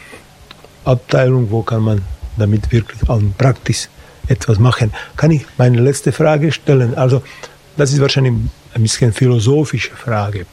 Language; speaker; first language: German; non-native, fluent; Slovak